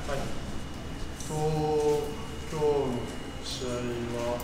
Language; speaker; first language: Japanese; native; Japanese